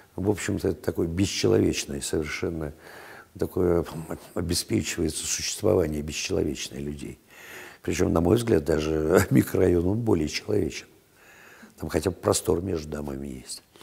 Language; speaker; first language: Russian; native; Russian